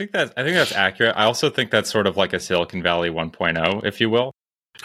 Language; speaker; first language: English; native; English